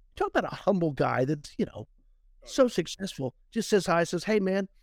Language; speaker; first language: English; native; English